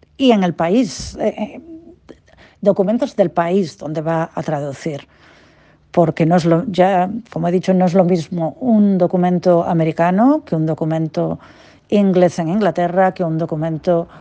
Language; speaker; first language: Spanish; native; Spanish